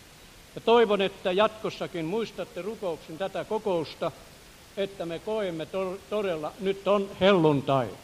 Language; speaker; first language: Finnish; native; Finnish